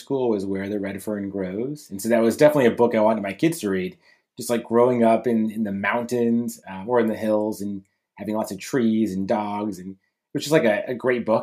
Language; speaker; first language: English; native; English